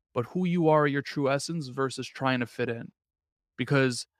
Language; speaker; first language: English; native; English